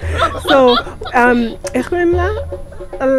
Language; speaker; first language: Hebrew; non-native, learner; English